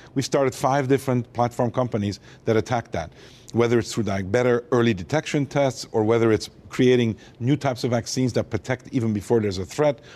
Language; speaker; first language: English; early bilingual, other home language; Armenian